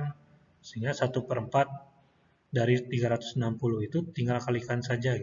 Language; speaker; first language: Indonesian; native; Indonesian